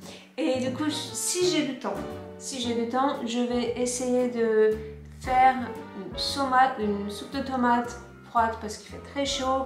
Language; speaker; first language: French; non-native, fluent; Turkish